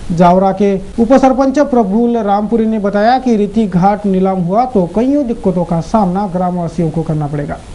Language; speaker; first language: Hindi; non-native, local second language; Marathi